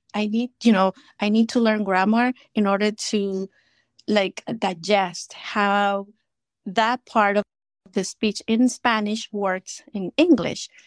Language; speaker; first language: English; non-native, fluent; Spanish